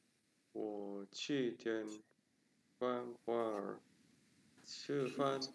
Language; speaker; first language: Chinese; non-native, learner; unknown